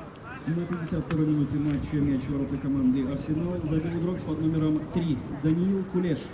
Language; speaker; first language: Russian; native; Russian